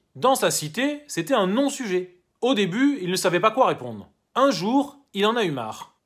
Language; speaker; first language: French; native; French